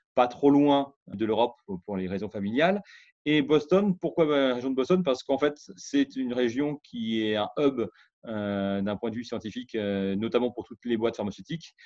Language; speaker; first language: French; native; French